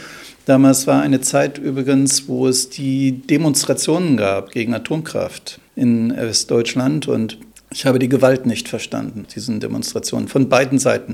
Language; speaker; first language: German; native; German